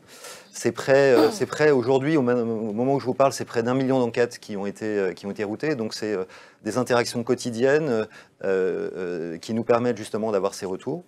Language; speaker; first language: French; native; French